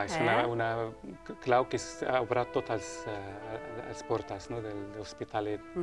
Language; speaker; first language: Catalan; non-native, local second language; Spanish